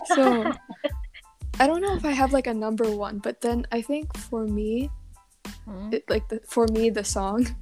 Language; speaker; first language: English; non-native, local second language; Cantonese